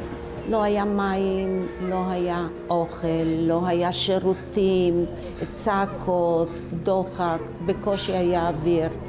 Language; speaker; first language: Hebrew; early bilingual, other home language; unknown